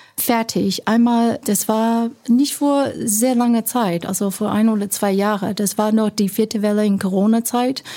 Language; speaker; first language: German; non-native, fluent; Chinese